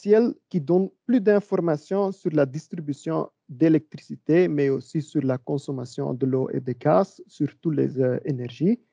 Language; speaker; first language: French; non-native, learner; Dutch